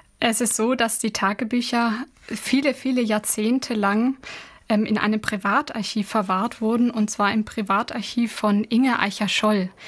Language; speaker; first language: German; native; German